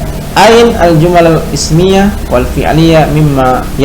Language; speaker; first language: Arabic; non-native, fluent; Indonesian